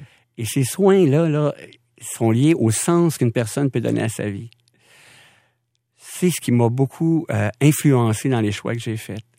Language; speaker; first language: French; native; French